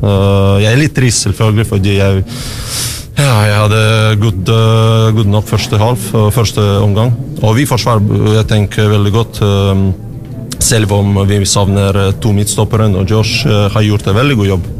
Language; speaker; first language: Norwegian; non-native, learner; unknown